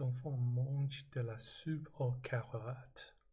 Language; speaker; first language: French; non-native, learner; English